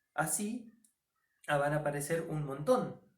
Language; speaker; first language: Spanish; native; Spanish